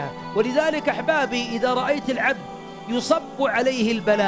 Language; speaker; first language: Arabic; native; Arabic